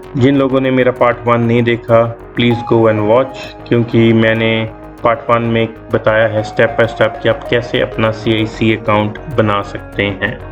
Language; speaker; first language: Hindi; non-native, local second language; Punjabi